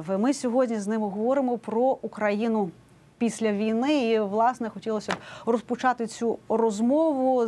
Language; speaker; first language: Ukrainian; native; Ukrainian